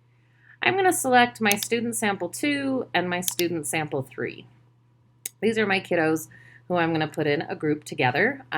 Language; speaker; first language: English; native; English